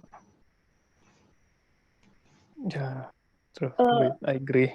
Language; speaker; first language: English; non-native, learner; Indonesian